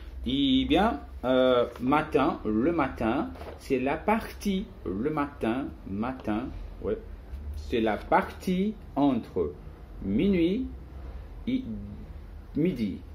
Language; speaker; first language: French; non-native, learner; Portuguese